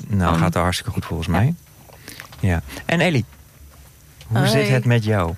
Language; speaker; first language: Dutch; native; Dutch